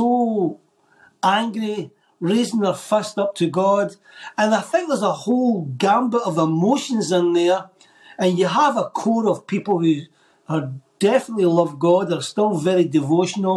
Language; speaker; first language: English; native; English